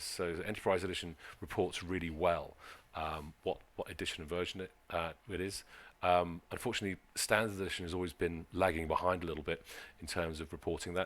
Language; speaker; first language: English; native; English